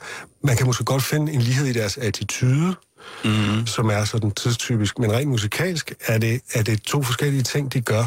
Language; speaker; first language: Danish; native; Danish